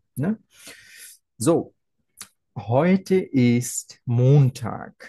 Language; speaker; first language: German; non-native, fluent; Bangla